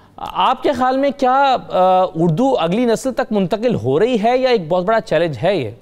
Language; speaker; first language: Urdu; native; Urdu